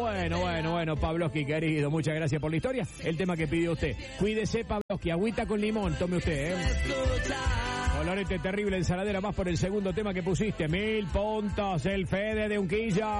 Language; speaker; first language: Spanish; native; Spanish